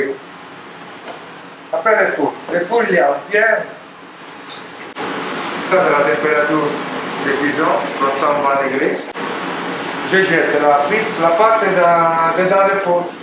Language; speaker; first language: French; non-native, learner; Italian